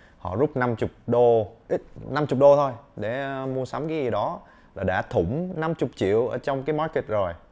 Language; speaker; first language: Vietnamese; early bilingual, heritage; Vietnamese